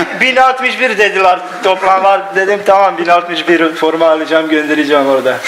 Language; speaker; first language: Turkish; non-native, learner; Bosnian